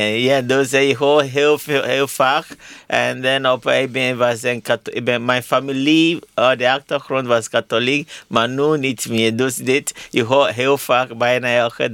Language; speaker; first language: Dutch; non-native, learner; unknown